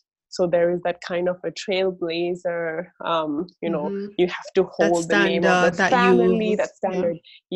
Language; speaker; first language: English; early bilingual, other home language; Bangla